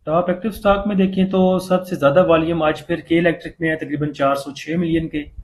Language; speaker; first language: Hindi; native; Hindi